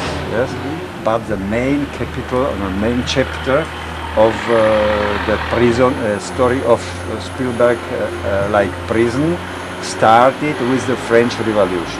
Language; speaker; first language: English; non-native, fluent; Czech